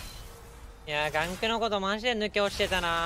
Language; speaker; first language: Japanese; native; Japanese